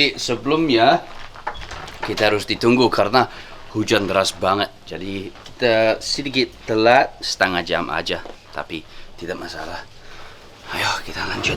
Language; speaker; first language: Indonesian; non-native, fluent; English